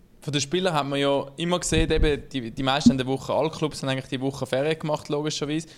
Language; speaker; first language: German; native; German